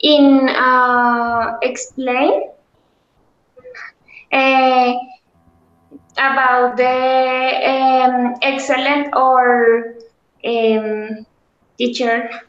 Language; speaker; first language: English; non-native, learner; Spanish